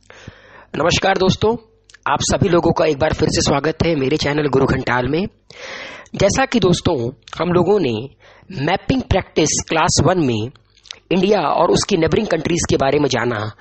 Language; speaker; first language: Hindi; native; Hindi